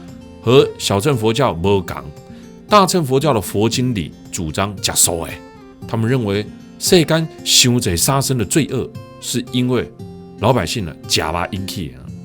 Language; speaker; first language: Chinese; native; Chinese